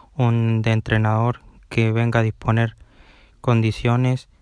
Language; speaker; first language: Spanish; native; Spanish